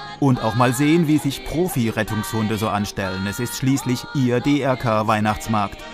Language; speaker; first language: German; native; German